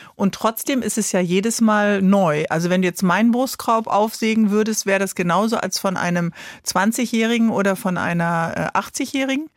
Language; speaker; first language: German; native; German